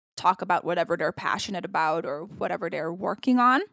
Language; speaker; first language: English; non-native, fluent; Italian